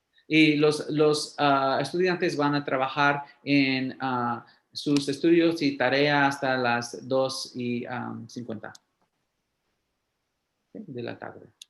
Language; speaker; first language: Spanish; early bilingual, heritage; English